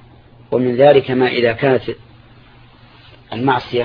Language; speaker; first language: Arabic; native; Arabic